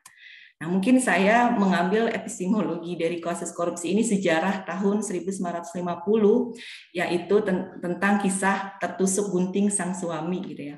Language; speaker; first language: Indonesian; native; Indonesian